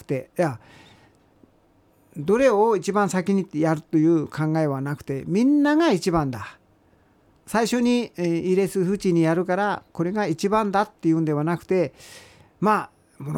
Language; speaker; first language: Japanese; native; Japanese